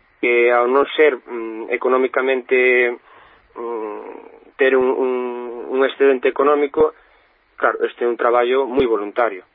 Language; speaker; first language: Galician; non-native, local second language; Spanish